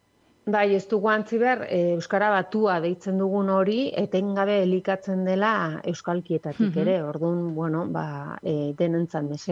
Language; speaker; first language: Basque; native; Basque